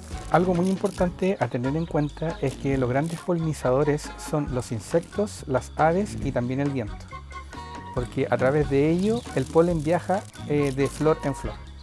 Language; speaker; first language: Spanish; native; Spanish